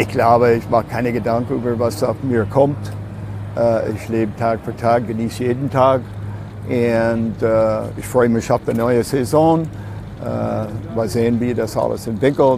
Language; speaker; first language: German; non-native, learner; English